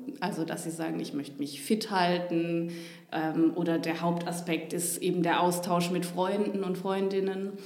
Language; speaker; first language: German; native; German